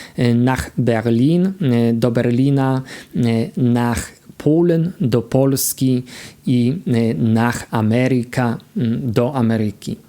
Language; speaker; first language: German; non-native, fluent; Polish